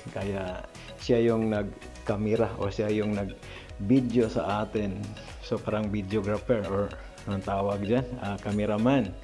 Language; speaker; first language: Filipino; non-native, local second language; Cebuano